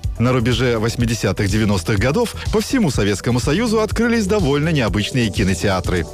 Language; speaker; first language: Russian; native; Russian